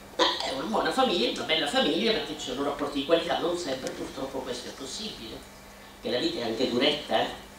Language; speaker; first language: Italian; native; Italian